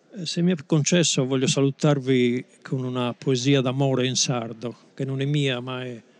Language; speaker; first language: Italian; native; Italian